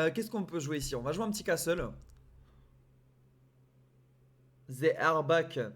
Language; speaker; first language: French; native; French